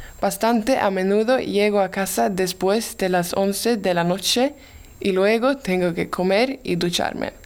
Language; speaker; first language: Spanish; non-native, learner; Swedish